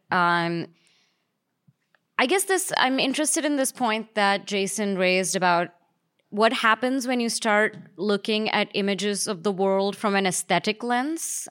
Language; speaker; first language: English; native; English